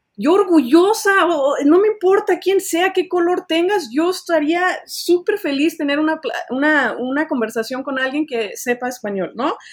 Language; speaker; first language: Spanish; early bilingual, heritage; Spanish